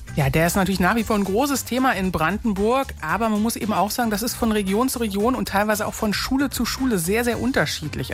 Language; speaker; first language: German; native; German